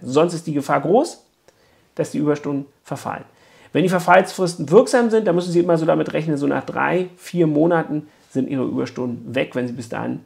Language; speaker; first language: German; native; German